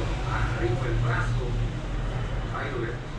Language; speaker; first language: Spanish; native; Spanish